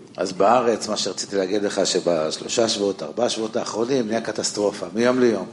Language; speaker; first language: Hebrew; native; Hebrew